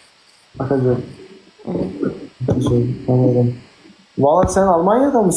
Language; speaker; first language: Turkish; native; Turkish